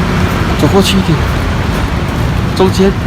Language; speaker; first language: Chinese; native; Chinese